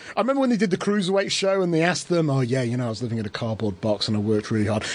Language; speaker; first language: English; native; English